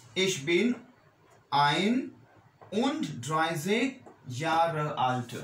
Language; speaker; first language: German; non-native, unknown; Hindi